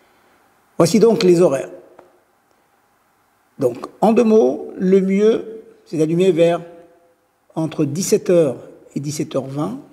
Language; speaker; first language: French; native; French